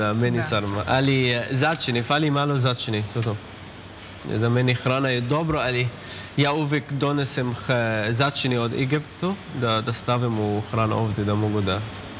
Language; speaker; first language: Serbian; non-native, learner; Arabic